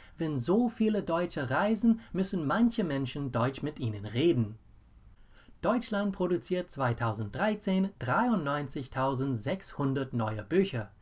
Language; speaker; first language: German; non-native, fluent; English